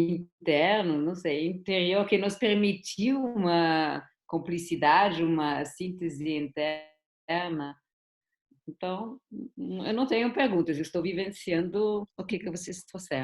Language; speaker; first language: Portuguese; non-native, fluent; German